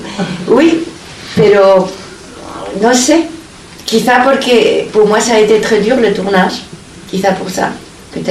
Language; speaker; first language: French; non-native, fluent; Spanish